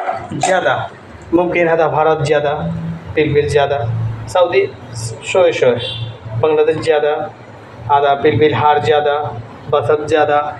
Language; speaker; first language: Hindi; non-native, learner; Bangla